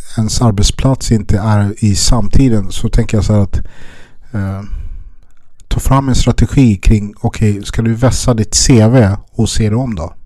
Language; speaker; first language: Swedish; early bilingual, other home language; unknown